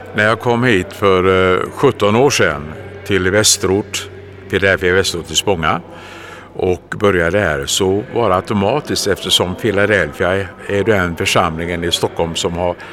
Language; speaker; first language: Swedish; native; Swedish